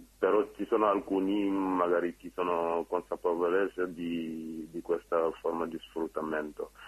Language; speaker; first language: Italian; non-native, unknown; Wolof